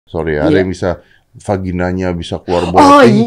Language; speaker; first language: Indonesian; native; Indonesian